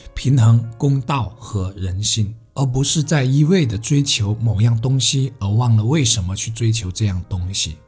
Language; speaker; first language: Chinese; native; Chinese